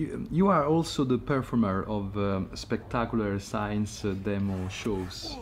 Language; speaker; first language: English; non-native, learner; Italian